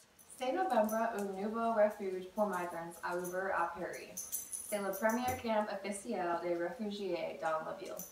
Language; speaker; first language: French; non-native, learner; English